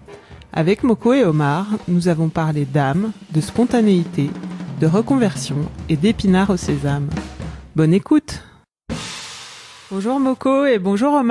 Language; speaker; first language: French; native; French